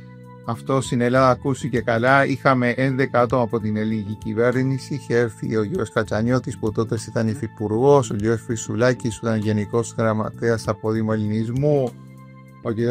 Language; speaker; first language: Greek; early bilingual, heritage; Greek